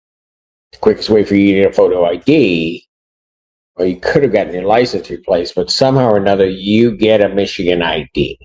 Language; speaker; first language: English; native; English